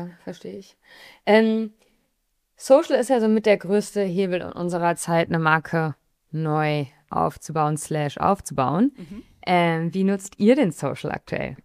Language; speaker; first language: German; native; German